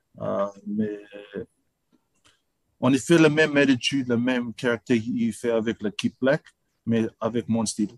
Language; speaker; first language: French; non-native, learner; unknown